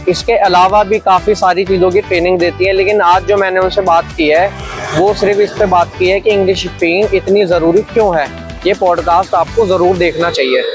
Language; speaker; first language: Hindi; native; Hindi